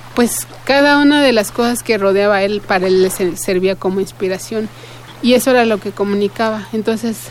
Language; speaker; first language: Spanish; native; Spanish